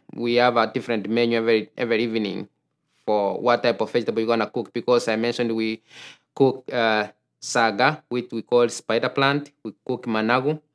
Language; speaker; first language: English; non-native, local second language; Gusii